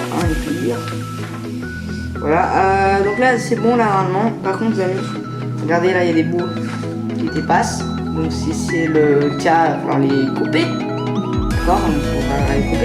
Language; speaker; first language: French; native; French